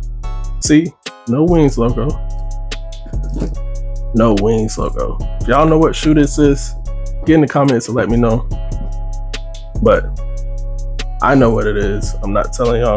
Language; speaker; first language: English; native; English